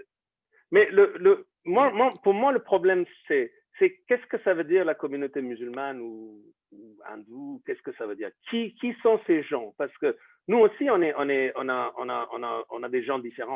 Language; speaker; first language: French; non-native, fluent; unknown